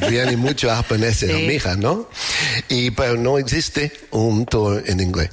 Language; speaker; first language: Spanish; non-native, fluent; English